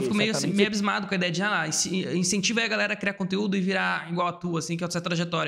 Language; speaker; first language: Portuguese; native; Portuguese